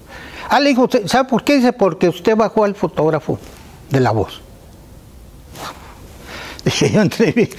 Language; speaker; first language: Spanish; native; Spanish